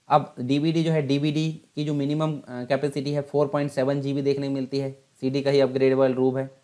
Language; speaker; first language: Hindi; native; Hindi